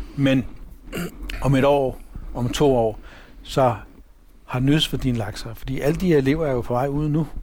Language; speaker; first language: Danish; early bilingual, other home language; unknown